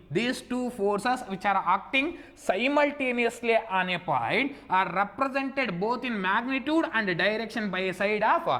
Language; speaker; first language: English; non-native, local second language; Kannada